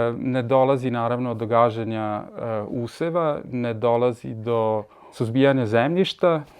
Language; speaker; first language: Serbian; early bilingual, heritage; Serbian